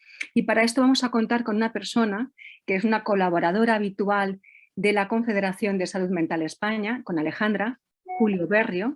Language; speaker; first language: Spanish; native; Spanish